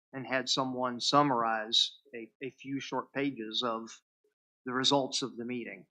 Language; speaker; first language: English; native; English